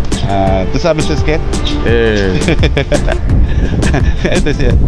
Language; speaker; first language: Spanish; non-native, learner; Filipino